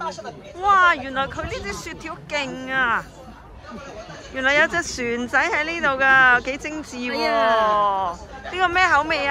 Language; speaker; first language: Chinese; native; Chinese